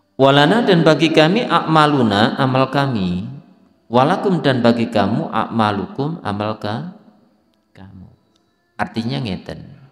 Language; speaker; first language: Indonesian; native; Indonesian